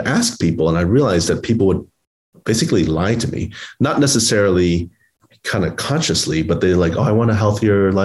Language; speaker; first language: English; native; English